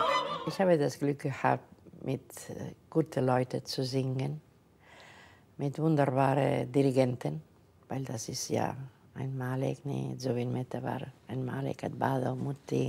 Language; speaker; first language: German; non-native, fluent; Catalan